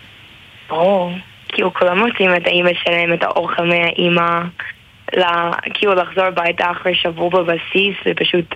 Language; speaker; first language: Hebrew; non-native, learner; English